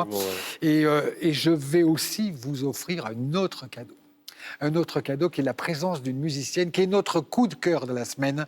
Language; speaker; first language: French; native; French